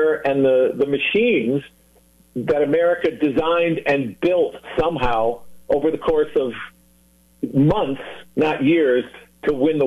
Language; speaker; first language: English; native; English